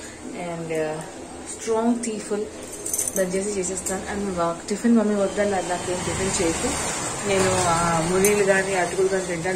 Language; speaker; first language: Telugu; native; Telugu